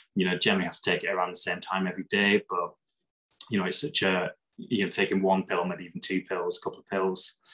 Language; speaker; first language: English; native; English